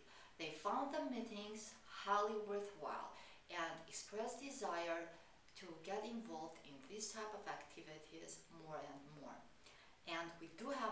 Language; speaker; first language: English; non-native, fluent; Armenian